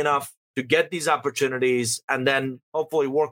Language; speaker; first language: English; non-native, fluent; Persian